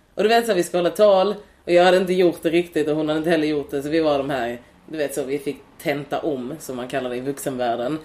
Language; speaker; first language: Swedish; native; Swedish